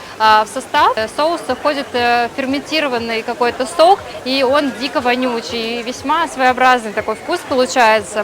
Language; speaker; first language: Russian; native; Russian